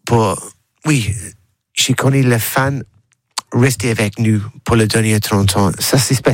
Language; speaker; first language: French; non-native, learner; English